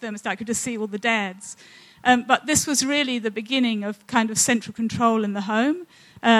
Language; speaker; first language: English; native; English